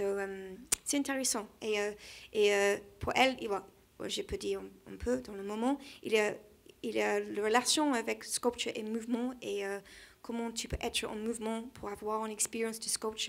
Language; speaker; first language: French; non-native, learner; English